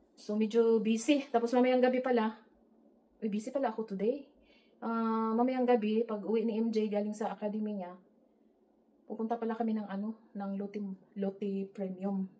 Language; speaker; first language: Filipino; native; Filipino